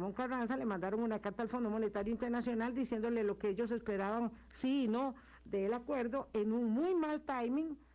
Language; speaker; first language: Spanish; native; Spanish